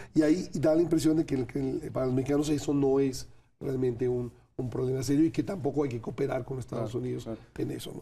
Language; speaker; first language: Spanish; native; Spanish